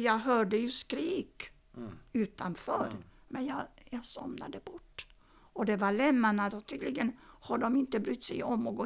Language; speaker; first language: Swedish; non-native, fluent; Yiddish